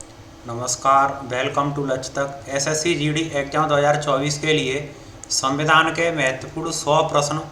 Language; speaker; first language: Hindi; native; Hindi